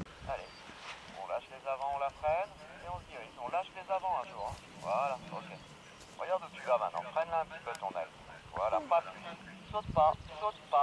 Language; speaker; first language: French; native; French